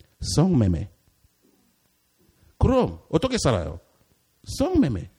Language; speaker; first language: Korean; non-native, learner; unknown